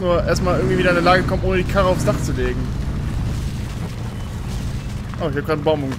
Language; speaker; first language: German; native; German